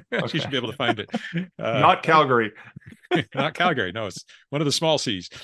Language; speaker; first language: English; native; English